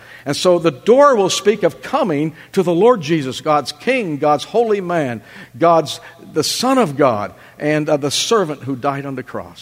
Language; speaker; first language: English; native; English